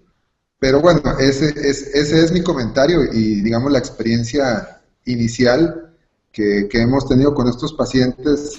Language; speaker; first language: Spanish; native; Spanish